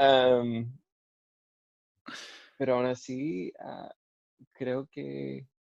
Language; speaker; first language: Spanish; non-native, fluent; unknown